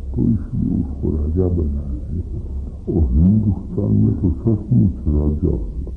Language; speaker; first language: Hindi; non-native, local second language; Gujarati